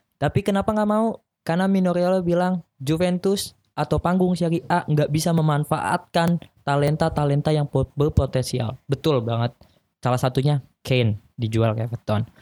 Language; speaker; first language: Indonesian; native; Indonesian